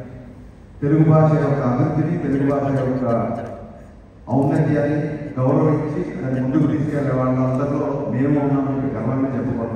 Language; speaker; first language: Telugu; native; Telugu